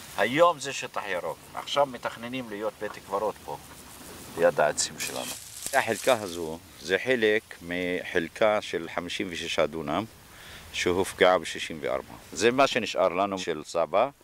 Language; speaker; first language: Hebrew; non-native, local second language; Arabic